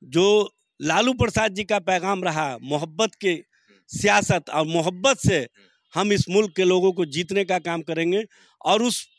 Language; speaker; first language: Hindi; native; Hindi